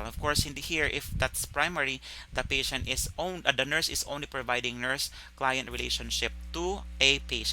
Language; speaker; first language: English; non-native, local second language; Filipino